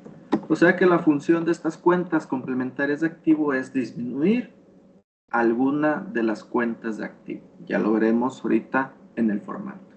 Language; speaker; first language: Spanish; native; Spanish